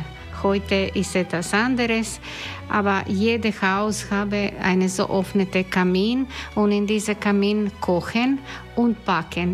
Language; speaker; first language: German; non-native, learner; Croatian